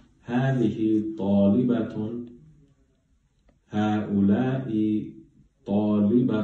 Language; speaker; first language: Arabic; non-native, learner; English